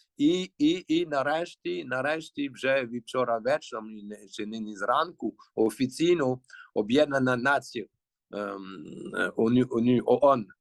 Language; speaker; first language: Ukrainian; early bilingual, heritage; Ukrainian